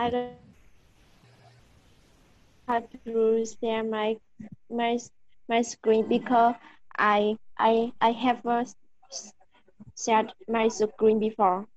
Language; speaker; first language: English; non-native, learner; Vietnamese